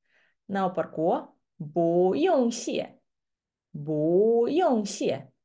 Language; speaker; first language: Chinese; non-native, fluent; Latvian